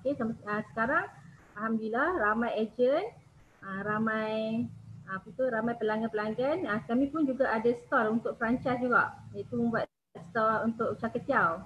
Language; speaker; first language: Malay; native; Malay